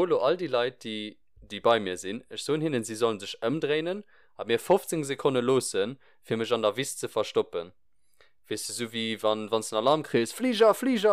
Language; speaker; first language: Luxembourgish; early bilingual, other home language; English